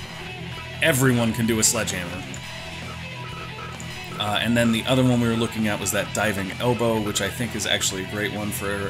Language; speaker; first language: English; native; English